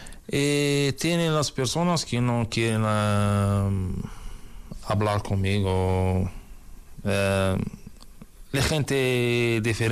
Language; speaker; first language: Spanish; non-native, learner; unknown